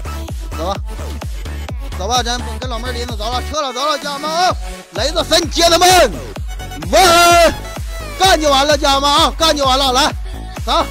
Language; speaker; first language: Chinese; native; Chinese